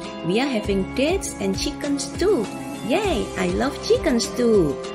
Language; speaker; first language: English; non-native, fluent; Indonesian